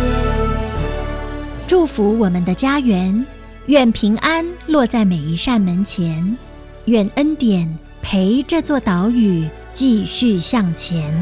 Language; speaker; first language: Chinese; native; Chinese